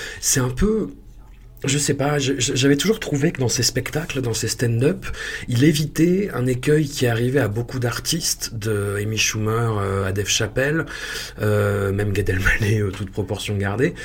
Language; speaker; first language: French; native; French